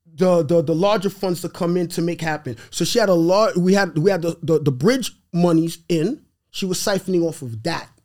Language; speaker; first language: English; early bilingual, other home language; Haitian Creole